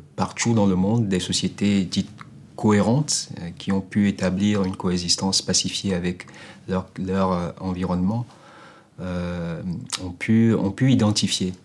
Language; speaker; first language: French; non-native, local second language; Ewe